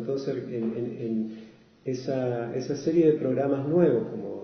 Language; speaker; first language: Spanish; native; Spanish